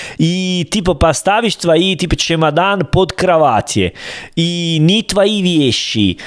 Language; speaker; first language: Russian; non-native, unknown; Italian